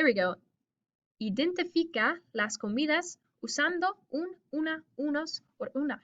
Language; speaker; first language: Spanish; non-native, fluent; English